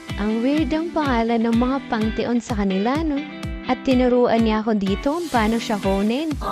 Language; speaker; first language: Filipino; non-native, local second language; Waray